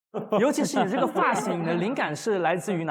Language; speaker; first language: Chinese; native; Chinese